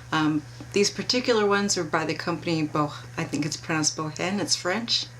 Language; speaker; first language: English; native; English